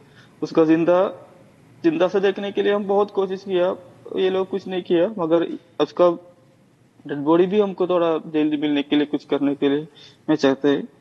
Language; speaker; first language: Hindi; non-native, local second language; Malayalam